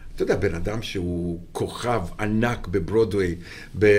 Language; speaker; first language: Hebrew; non-native, fluent; Romanian